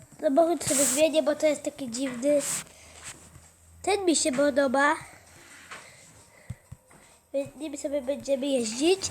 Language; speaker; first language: Polish; native; Polish